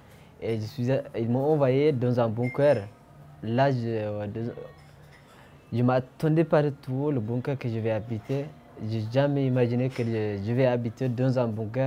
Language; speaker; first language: French; non-native, fluent; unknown